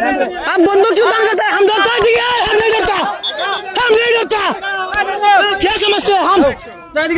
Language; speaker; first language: Hindi; non-native, learner; Bangla